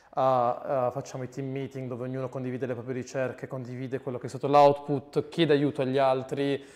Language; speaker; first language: Italian; early bilingual, other home language; Arabic